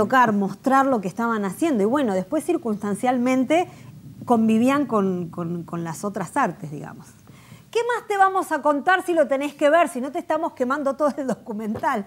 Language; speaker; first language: Spanish; native; Spanish